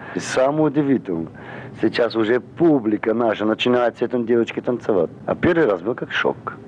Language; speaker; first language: Russian; non-native, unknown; Armenian